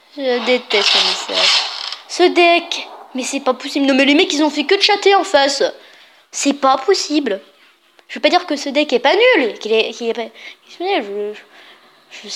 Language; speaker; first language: French; native; French